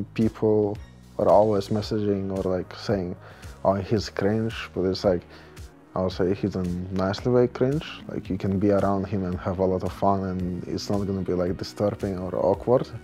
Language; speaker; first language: English; non-native, fluent; Russian